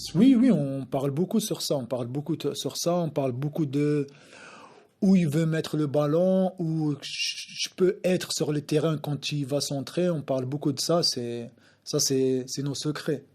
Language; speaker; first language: French; non-native, local second language; Arabic